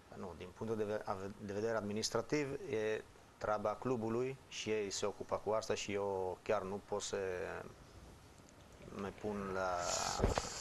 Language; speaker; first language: Romanian; non-native, fluent; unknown